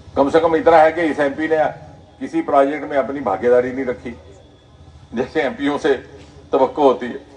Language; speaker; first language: Hindi; non-native, local second language; Dogri